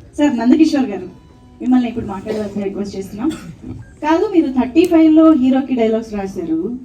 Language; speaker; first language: Telugu; native; Telugu